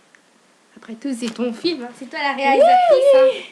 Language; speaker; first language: French; native; French